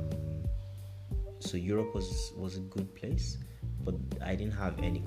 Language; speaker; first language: English; non-native, local second language; Yoruba